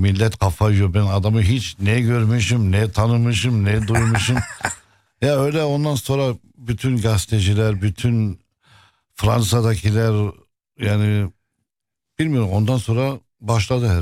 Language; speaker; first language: Turkish; early bilingual, heritage; Turkish